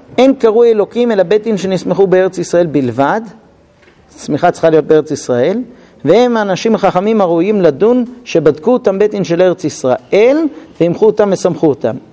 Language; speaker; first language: Hebrew; non-native, fluent; English